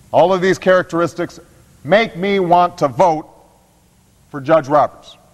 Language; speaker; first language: English; native; English